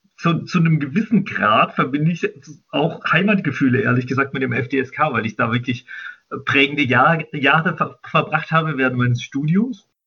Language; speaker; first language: German; native; German